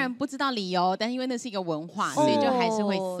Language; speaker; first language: Chinese; native; Chinese